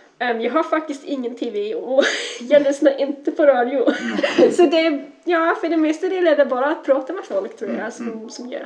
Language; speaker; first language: Swedish; non-native, fluent; Dutch